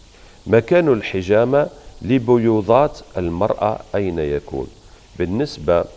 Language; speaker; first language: Arabic; native; Arabic